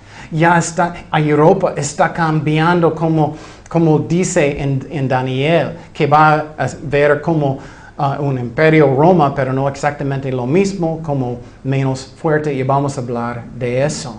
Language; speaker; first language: Spanish; non-native, fluent; English